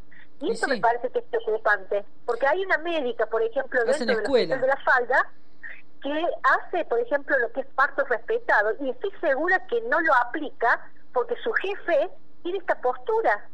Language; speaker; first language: Spanish; native; Spanish